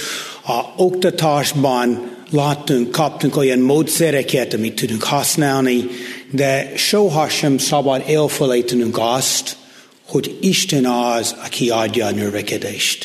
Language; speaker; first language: Hungarian; non-native, fluent; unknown